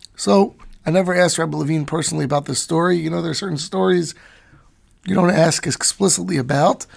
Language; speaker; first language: English; native; English